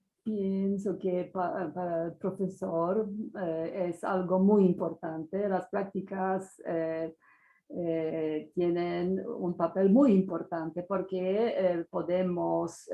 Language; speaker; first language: Spanish; non-native, fluent; Polish